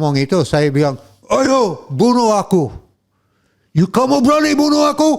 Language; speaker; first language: Indonesian; non-native, fluent; English